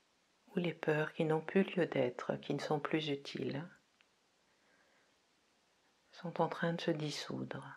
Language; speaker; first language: French; native; French